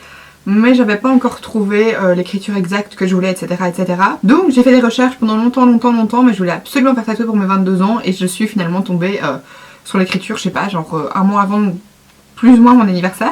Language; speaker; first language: French; native; French